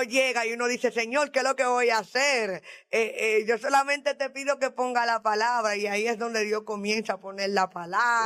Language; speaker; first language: Spanish; native; Spanish